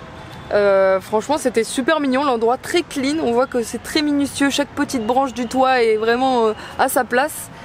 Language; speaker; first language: French; native; French